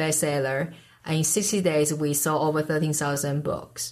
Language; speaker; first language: English; non-native, fluent; Chinese